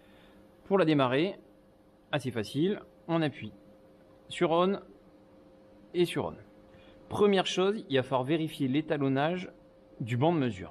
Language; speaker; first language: French; native; French